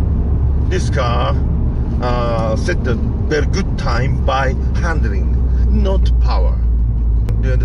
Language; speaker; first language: English; non-native, learner; Japanese